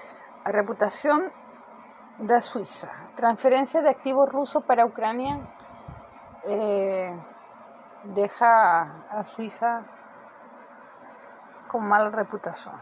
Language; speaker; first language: Portuguese; non-native, fluent; Spanish